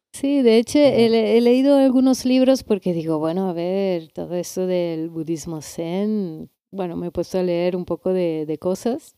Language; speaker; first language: Spanish; non-native, fluent; Italian